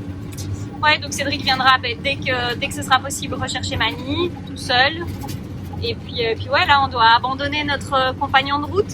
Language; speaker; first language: French; native; French